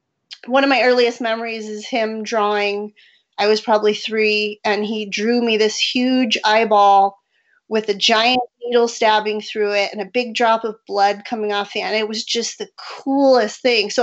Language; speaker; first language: English; native; English